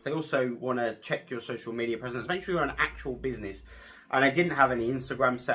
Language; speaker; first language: English; native; English